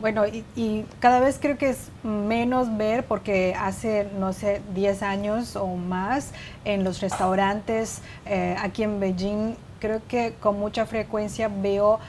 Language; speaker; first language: Spanish; non-native, fluent; Chinese